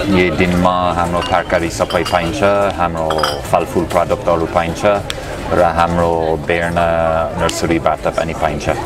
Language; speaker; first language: Nepali; non-native, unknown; English